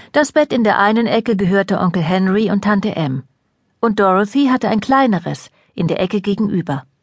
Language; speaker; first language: German; native; German